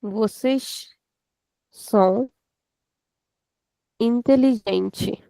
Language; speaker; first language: Portuguese; non-native, fluent; Hindi